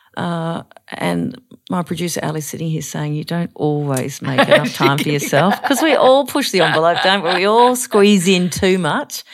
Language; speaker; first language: English; native; English